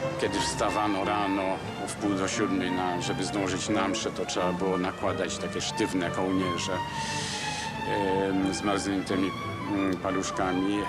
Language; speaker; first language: Polish; early bilingual, heritage; Polish